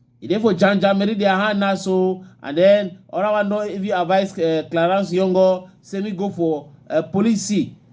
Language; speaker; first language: Nigerian Pidgin; native; Nigerian Pidgin